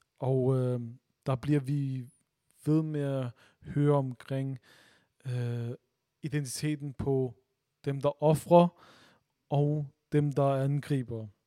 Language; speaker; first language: Danish; early bilingual, other home language; Urdu